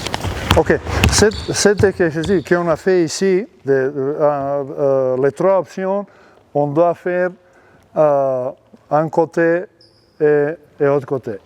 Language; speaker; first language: French; non-native, learner; Serbian